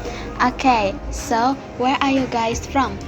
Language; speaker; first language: English; non-native, learner; Indonesian